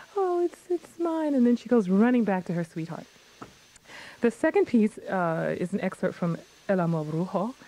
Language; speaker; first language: English; native; English